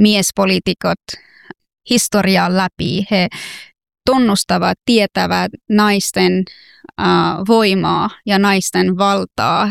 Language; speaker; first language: Finnish; non-native, fluent; Persian